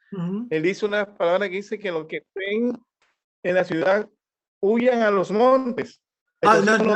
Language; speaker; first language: Spanish; native; Spanish